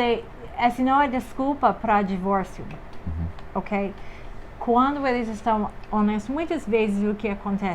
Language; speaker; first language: Portuguese; non-native, fluent; English